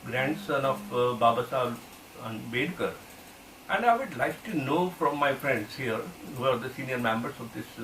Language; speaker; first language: English; non-native, local second language; Hindi